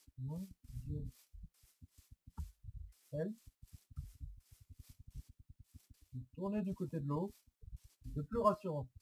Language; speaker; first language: French; native; French